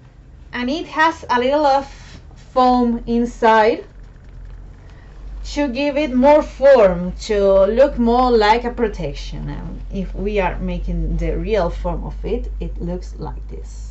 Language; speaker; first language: English; non-native, fluent; Spanish